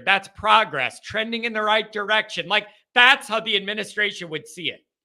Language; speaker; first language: English; native; English